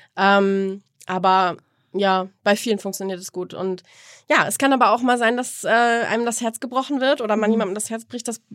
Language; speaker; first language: German; native; German